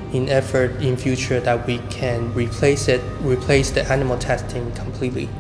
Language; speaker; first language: English; non-native, fluent; Chinese